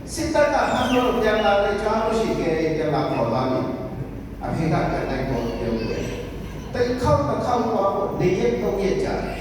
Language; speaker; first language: Burmese; non-native, local second language; Kachin